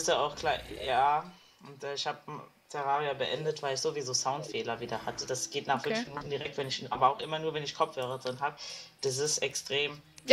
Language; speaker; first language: German; native; German